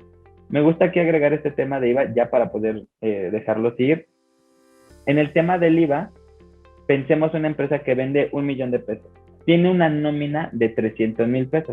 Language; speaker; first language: Spanish; native; Spanish